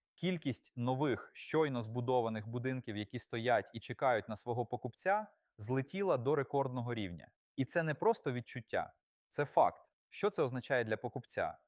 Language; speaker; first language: Ukrainian; native; Ukrainian